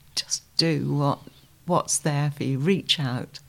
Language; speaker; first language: English; native; English